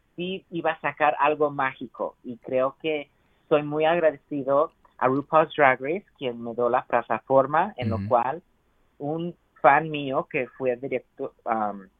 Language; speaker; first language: Spanish; early bilingual, heritage; Spanish